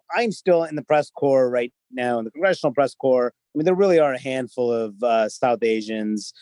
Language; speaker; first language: English; native; English